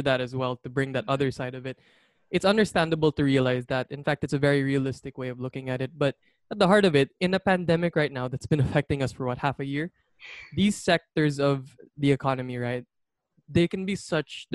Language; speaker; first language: English; non-native, local second language; Filipino